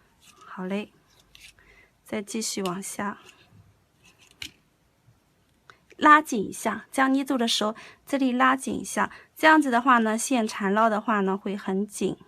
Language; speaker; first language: Chinese; native; Chinese